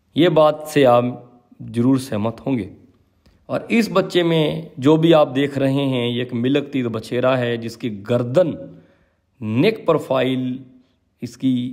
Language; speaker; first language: Hindi; native; Hindi